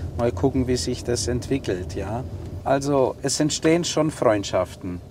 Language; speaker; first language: German; non-native, fluent; Greek